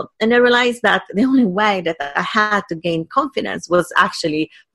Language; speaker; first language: English; non-native, fluent; Italian